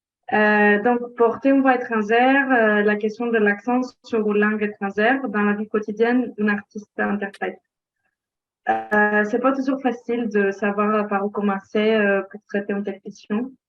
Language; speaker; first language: French; non-native, fluent; Greek